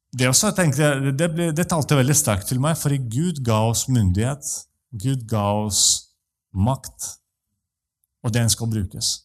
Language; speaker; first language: Norwegian; non-native, fluent; Russian